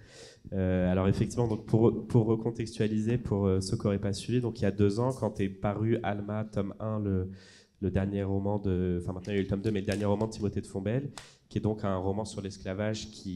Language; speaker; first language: French; native; French